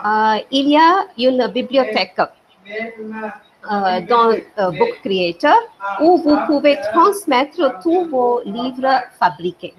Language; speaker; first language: French; non-native, fluent; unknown